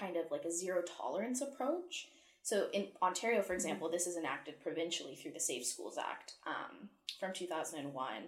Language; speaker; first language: English; native; English